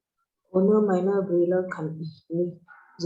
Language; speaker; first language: German; non-native, learner; Indonesian